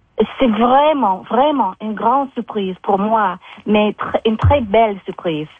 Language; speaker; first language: French; non-native, fluent; English